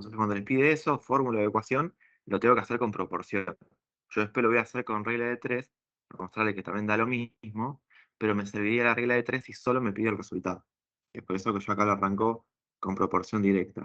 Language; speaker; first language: Spanish; native; Spanish